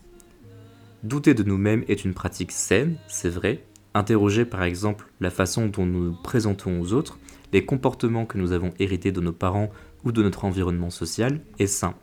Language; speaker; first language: French; native; French